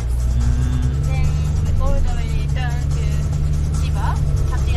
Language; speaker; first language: English; non-native, learner; Japanese